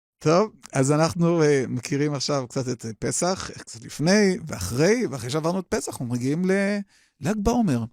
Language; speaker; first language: Hebrew; native; Hebrew